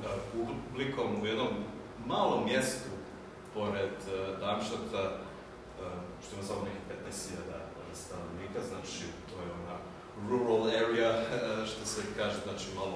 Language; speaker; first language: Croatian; early bilingual, heritage; German